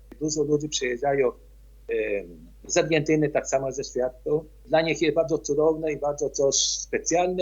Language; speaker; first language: Polish; early bilingual, heritage; Polish